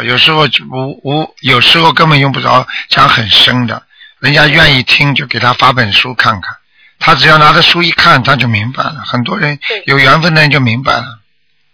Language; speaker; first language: Chinese; native; Chinese